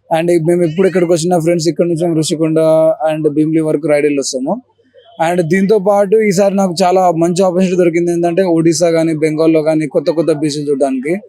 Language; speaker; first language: Telugu; native; Telugu